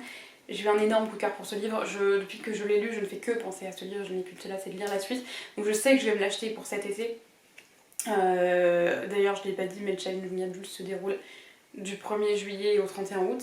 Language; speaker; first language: French; native; French